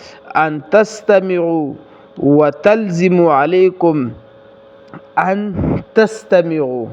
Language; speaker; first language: Arabic; non-native, learner; Pashto